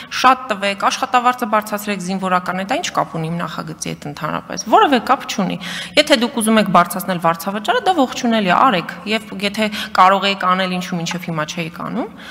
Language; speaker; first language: Armenian; native; Armenian